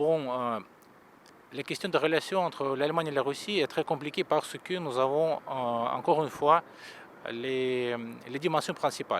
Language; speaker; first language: French; non-native, fluent; Russian